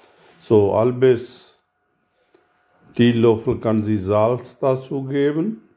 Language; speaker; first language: German; non-native, learner; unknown